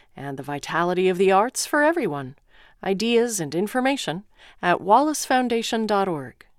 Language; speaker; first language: English; non-native, fluent; Ukrainian